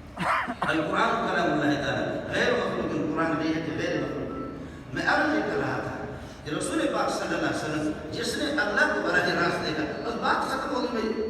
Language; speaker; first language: Urdu; non-native, local second language; Baluchi